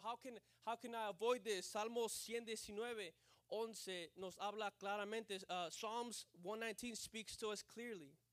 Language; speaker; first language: English; early bilingual, other home language; Spanish